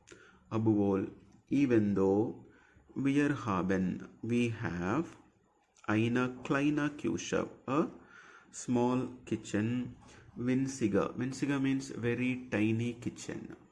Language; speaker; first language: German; non-native, fluent; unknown